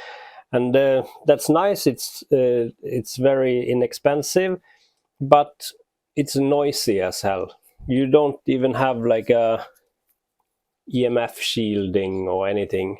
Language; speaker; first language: English; non-native, fluent; Norwegian